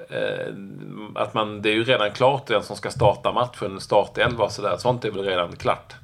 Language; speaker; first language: Swedish; native; Swedish